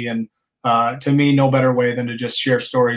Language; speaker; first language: English; native; English